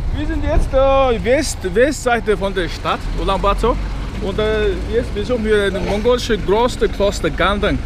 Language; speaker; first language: German; non-native, learner; Mongolian